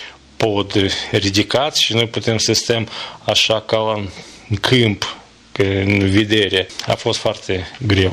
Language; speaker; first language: Romanian; non-native, learner; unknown